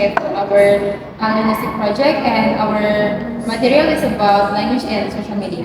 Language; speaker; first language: English; non-native, learner; Indonesian